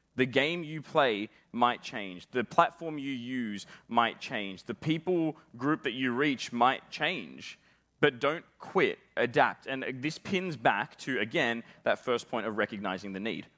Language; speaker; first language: English; native; English